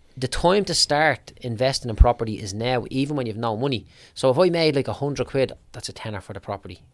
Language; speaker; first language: English; native; English